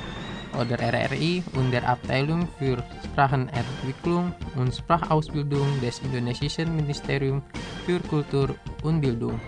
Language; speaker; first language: German; non-native, fluent; Indonesian